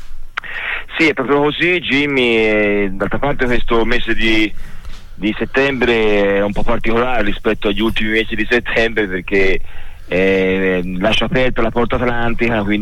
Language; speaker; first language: Italian; native; Italian